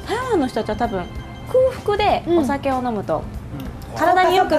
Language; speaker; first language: Japanese; native; Japanese